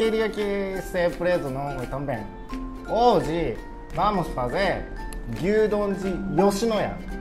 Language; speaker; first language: Portuguese; non-native, learner; Japanese